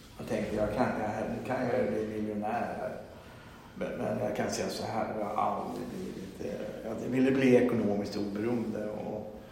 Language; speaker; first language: Swedish; native; Swedish